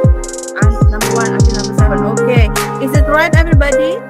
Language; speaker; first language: English; non-native, fluent; Indonesian